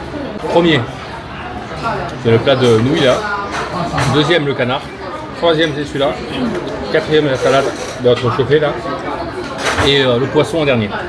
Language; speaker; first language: French; native; French